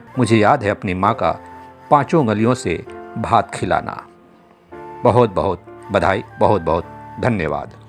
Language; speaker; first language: Hindi; non-native, local second language; Bhojpuri